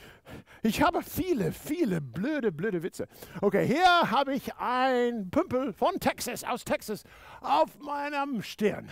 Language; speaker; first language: German; non-native, fluent; English